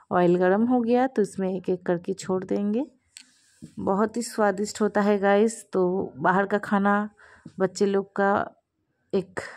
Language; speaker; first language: Hindi; non-native, local second language; Bangla